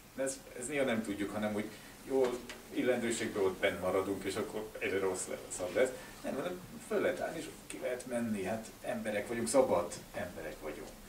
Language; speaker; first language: Hungarian; native; Hungarian